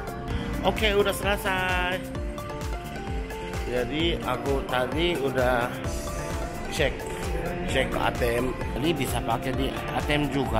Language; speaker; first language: Indonesian; non-native, fluent; Japanese